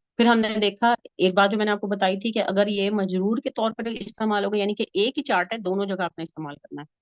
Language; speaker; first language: Urdu; native; Urdu